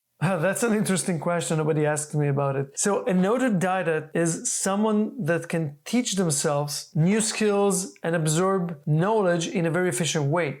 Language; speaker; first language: English; non-native, fluent; Hebrew